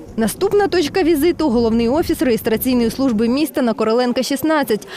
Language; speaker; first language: Ukrainian; native; Ukrainian